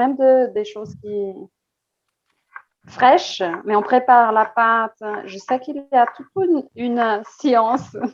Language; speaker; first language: French; non-native, fluent; Portuguese